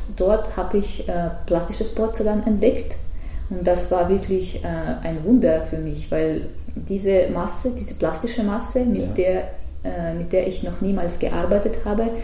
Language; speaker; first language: German; non-native, fluent; Russian